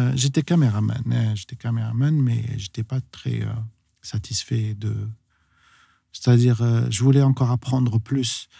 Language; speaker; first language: French; non-native, local second language; Arabic